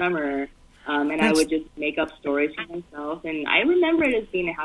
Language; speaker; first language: English; early bilingual, other home language; Chinese